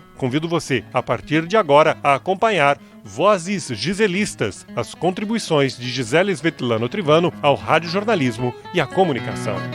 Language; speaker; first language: Portuguese; native; Portuguese